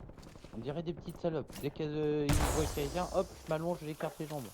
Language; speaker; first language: French; native; French